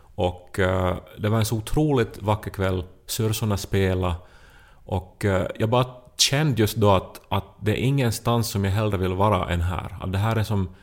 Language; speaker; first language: Swedish; native; Swedish